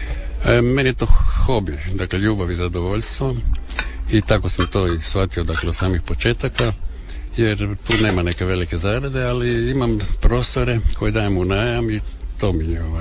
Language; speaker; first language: Serbian; native; Serbian